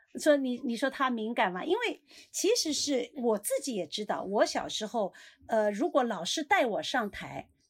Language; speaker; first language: Chinese; native; Chinese